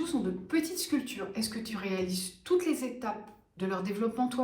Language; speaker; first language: French; native; French